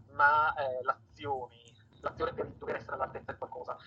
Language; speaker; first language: Italian; native; Italian